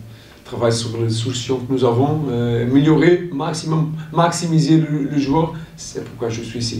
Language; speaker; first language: French; non-native, learner; Portuguese